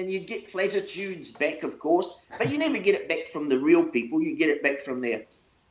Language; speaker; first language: English; native; English